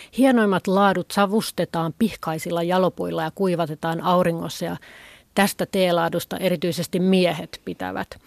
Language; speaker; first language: Finnish; native; Finnish